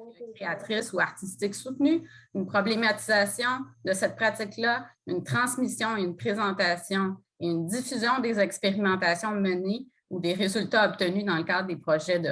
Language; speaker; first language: French; native; French